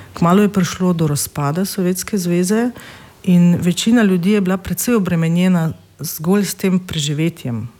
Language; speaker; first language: Slovenian; non-native, fluent; Russian